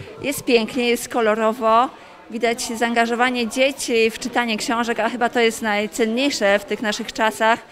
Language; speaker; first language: Polish; native; Polish